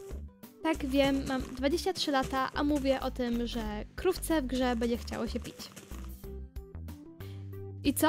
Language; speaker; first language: Polish; native; Polish